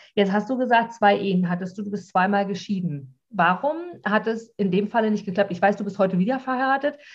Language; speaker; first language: German; native; German